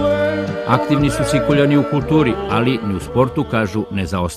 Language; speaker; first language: Serbian; native; Serbian